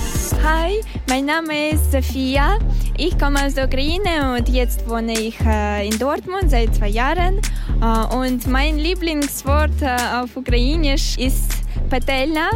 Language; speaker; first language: German; non-native, learner; Russian